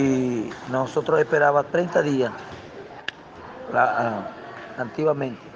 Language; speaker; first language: Spanish; non-native, local second language; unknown